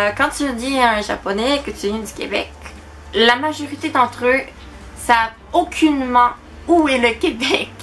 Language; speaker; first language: French; native; French